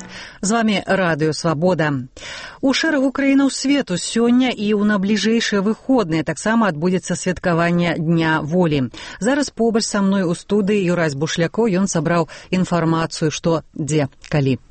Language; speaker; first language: Belarusian; native; Belarusian